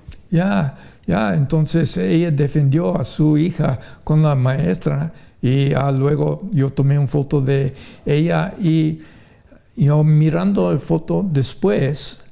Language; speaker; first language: Spanish; non-native, fluent; English